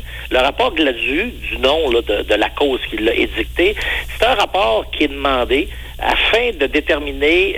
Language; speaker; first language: French; native; French